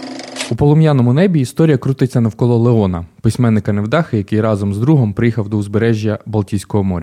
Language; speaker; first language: Ukrainian; native; Ukrainian